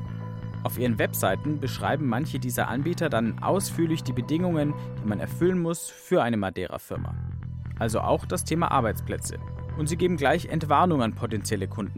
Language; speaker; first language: German; native; German